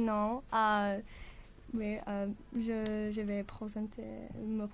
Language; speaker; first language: French; non-native, learner; English